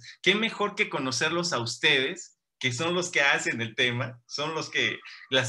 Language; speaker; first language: Spanish; native; Spanish